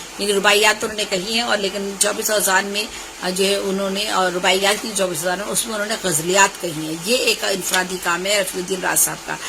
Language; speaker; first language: Urdu; native; Urdu